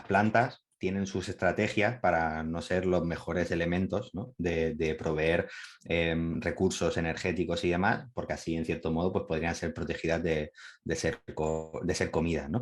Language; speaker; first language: Spanish; native; Spanish